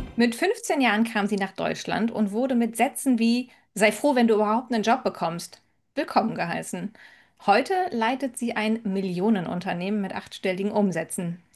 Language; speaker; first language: German; native; German